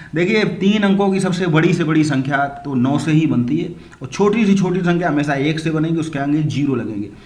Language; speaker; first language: Hindi; native; Hindi